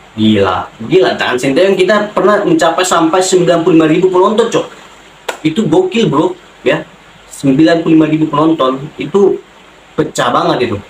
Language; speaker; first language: Indonesian; native; Indonesian